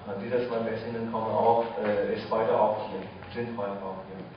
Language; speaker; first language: German; non-native, fluent; Chinese